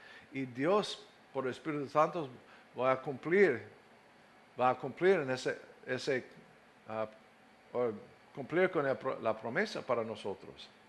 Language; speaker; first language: Spanish; non-native, fluent; English